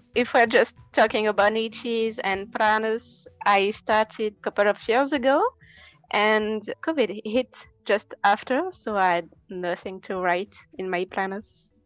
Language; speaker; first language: English; non-native, fluent; French